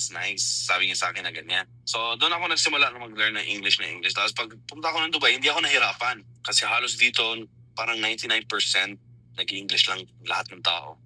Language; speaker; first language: Filipino; non-native, fluent; Arabic